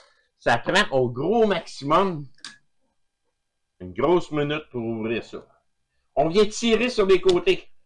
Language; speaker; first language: French; native; French